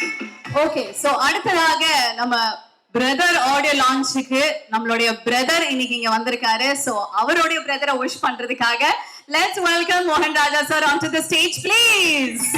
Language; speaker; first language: Tamil; native; Tamil